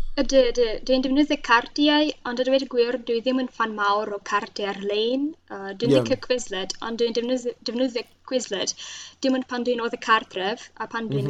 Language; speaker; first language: Welsh; non-native, fluent; Russian